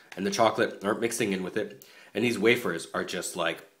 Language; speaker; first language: English; native; English